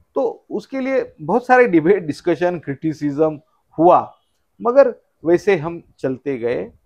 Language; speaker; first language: Hindi; non-native, local second language; Marathi